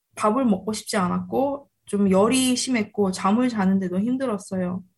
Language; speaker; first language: Korean; early bilingual, heritage; Korean